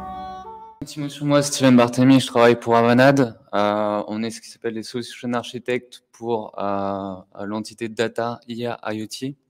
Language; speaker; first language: French; native; French